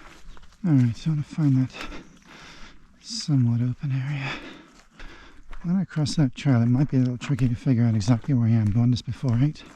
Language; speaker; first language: English; native; English